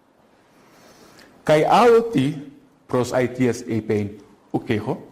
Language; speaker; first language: Greek; non-native, fluent; Portuguese